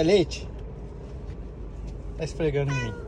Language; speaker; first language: Portuguese; native; Portuguese